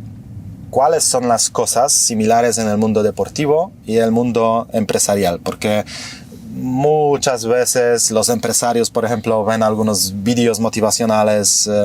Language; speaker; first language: Spanish; non-native, fluent; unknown